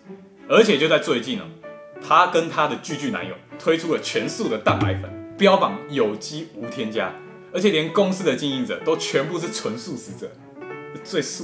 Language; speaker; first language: Chinese; native; Chinese